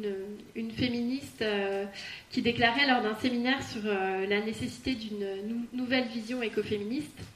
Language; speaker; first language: French; native; French